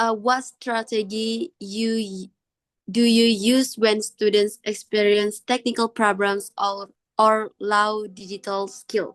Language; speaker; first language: English; non-native, learner; Indonesian